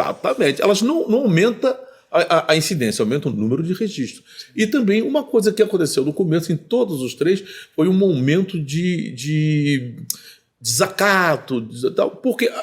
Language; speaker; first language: Portuguese; native; Portuguese